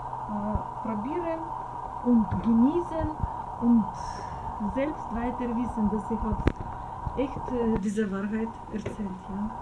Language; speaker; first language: German; non-native, learner; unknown